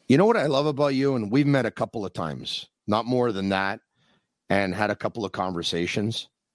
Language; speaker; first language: English; native; English